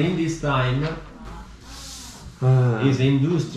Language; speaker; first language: English; non-native, learner; Italian